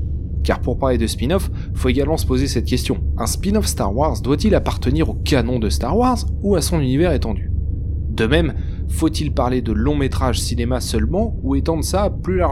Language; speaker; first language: French; native; French